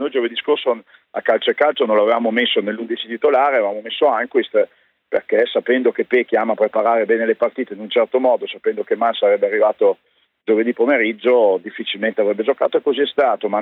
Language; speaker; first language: Italian; native; Italian